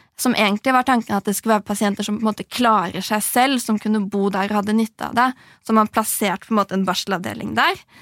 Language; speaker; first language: Norwegian; native; Norwegian